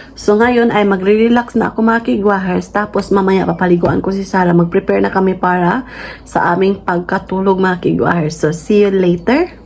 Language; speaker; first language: Filipino; non-native, local second language; Cebuano